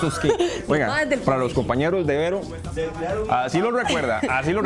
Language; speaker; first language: Spanish; native; Spanish